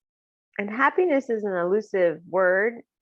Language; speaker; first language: English; native; English